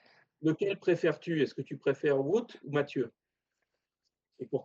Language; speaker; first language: French; native; French